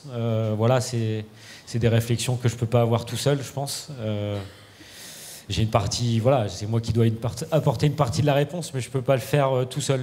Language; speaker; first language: French; native; French